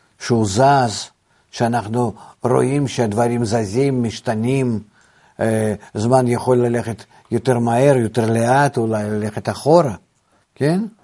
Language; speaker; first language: Hebrew; non-native, fluent; Russian